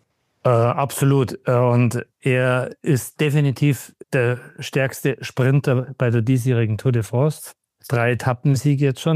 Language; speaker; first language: German; native; German